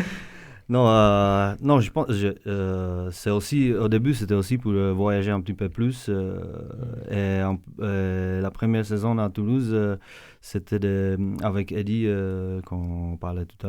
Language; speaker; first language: French; non-native, fluent; Czech